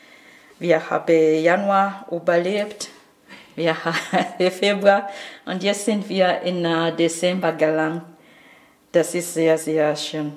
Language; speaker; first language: German; non-native, learner; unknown